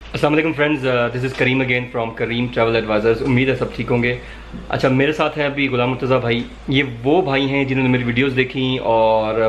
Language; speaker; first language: Urdu; native; Urdu